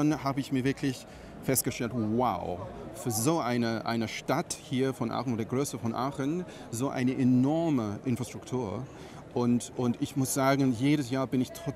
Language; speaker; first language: German; non-native, fluent; English